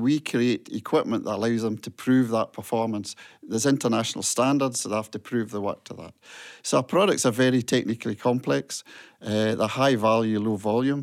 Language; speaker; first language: English; native; English